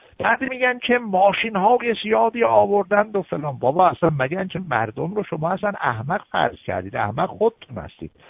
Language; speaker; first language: Persian; non-native, local second language; Azerbaijani